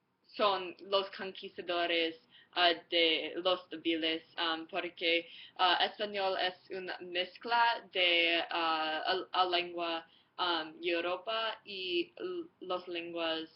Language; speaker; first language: Spanish; non-native, learner; English